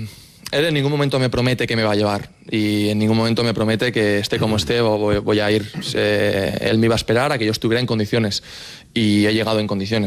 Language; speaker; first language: Spanish; native; Spanish